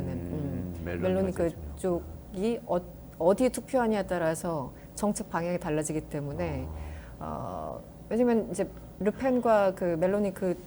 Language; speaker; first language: Korean; native; Korean